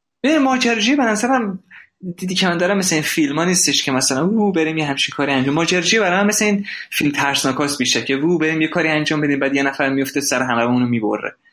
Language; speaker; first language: Persian; native; Persian